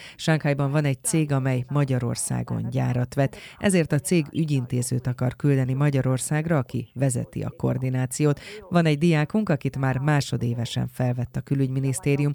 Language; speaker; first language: Hungarian; non-native, fluent; Chinese